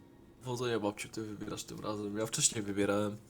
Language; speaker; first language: Polish; early bilingual, heritage; Polish